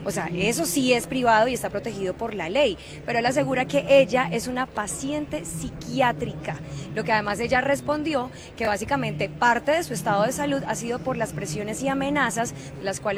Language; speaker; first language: Spanish; native; Spanish